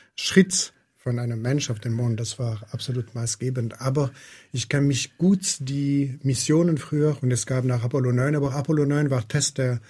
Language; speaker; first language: German; non-native, local second language; French